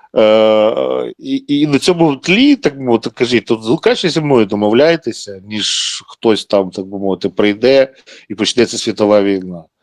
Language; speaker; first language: Ukrainian; non-native, local second language; Russian